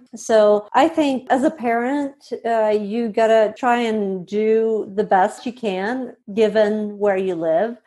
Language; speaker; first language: English; non-native, fluent; Swedish